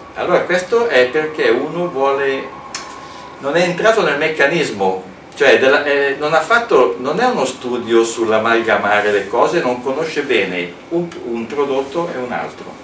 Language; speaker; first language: Italian; native; Italian